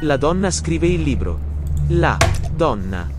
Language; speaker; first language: Italian; non-native, learner; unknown